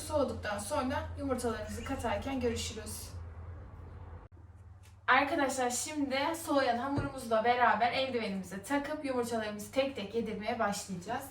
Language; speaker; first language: Turkish; native; Turkish